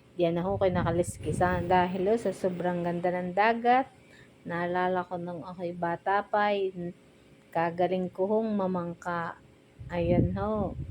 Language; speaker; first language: Filipino; native; Filipino